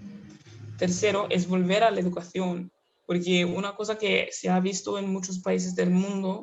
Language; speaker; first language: Spanish; non-native, fluent; Kinyarwanda